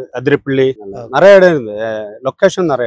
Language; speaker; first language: Tamil; non-native, learner; Malayalam